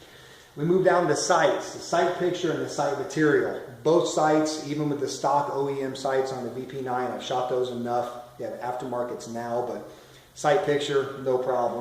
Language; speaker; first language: English; native; English